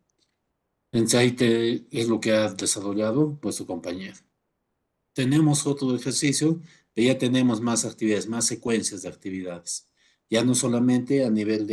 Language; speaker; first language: Spanish; native; Spanish